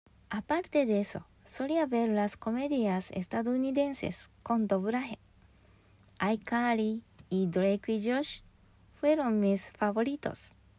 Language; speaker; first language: Spanish; non-native, fluent; Japanese